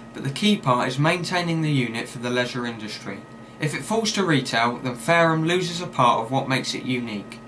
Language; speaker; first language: English; native; English